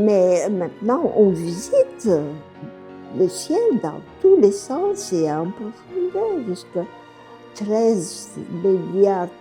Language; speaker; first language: French; non-native, fluent; Bulgarian